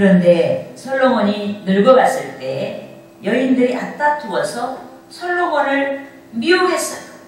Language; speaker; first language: Korean; native; Korean